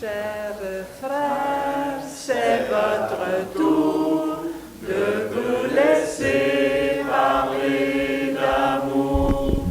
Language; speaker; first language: French; native; French